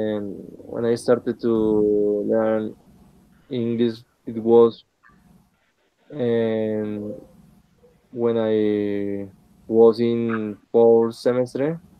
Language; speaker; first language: English; non-native, learner; Spanish